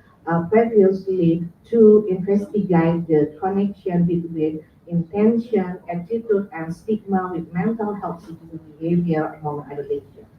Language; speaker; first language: English; non-native, learner; Indonesian